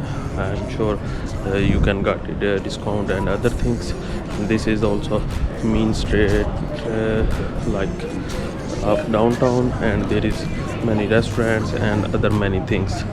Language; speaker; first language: English; non-native, learner; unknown